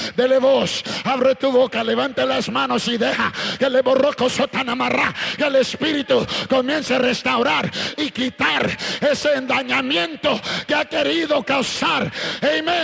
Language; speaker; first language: Spanish; early bilingual, heritage; Spanish